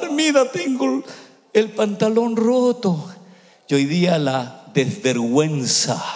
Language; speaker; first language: Spanish; native; Spanish